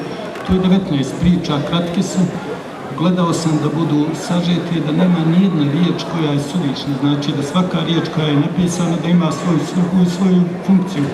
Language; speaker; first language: Bosnian; native; Bosnian